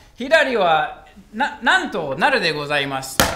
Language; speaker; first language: Japanese; non-native, fluent; English